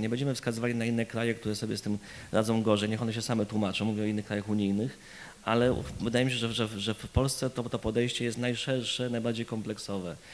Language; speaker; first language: Polish; native; Polish